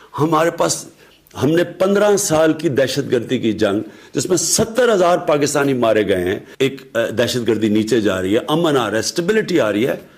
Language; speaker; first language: Urdu; native; Urdu